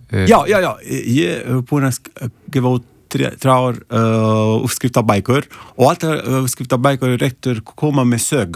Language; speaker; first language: Icelandic; non-native, learner; Italian